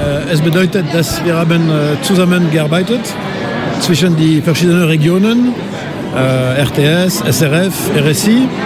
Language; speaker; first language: German; non-native, local second language; French